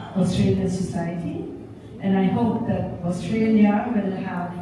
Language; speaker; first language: English; non-native, fluent; Persian